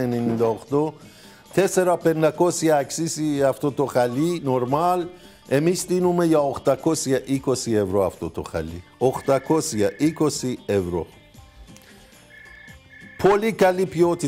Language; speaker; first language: Greek; non-native, fluent; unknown